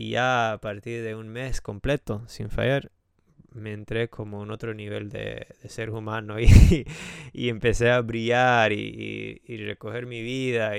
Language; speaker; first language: Spanish; non-native, fluent; English